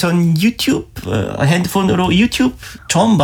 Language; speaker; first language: Korean; non-native, learner; German